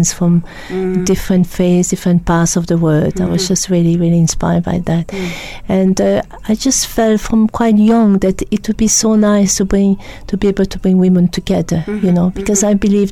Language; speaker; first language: English; non-native, fluent; French